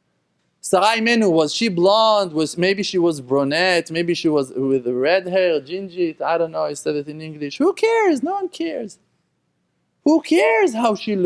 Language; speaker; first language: English; non-native, fluent; Hebrew